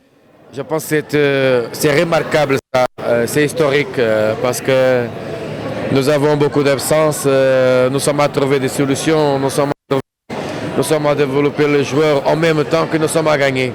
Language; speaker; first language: French; non-native, fluent; Portuguese